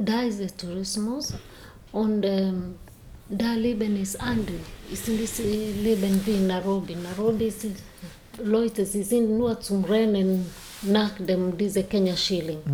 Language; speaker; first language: German; non-native, learner; Swahili